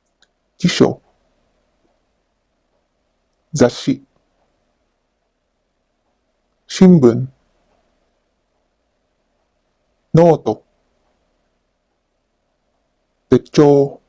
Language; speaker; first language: Japanese; non-native, learner; Filipino